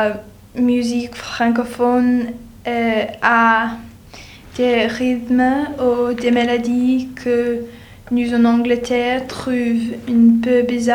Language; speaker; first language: French; non-native, learner; English